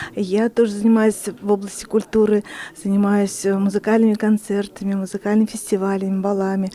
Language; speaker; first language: Russian; native; Russian